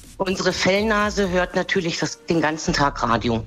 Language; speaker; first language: German; native; German